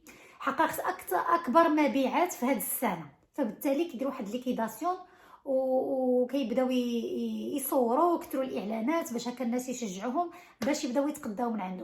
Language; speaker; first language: Arabic; native; Arabic